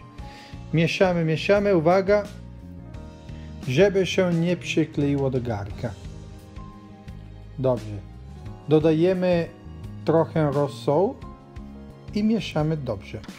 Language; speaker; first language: Polish; non-native, learner; Italian